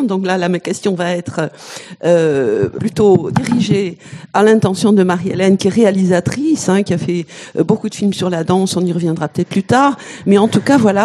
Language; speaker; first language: French; native; French